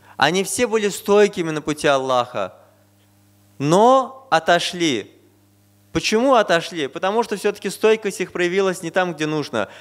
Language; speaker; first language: Russian; non-native, fluent; Azerbaijani